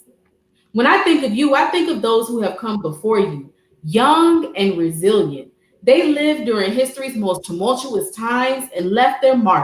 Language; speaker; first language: English; native; English